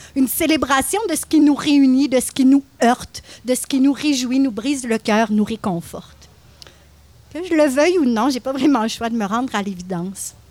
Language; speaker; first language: French; native; French